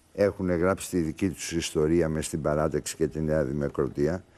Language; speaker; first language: Greek; native; Greek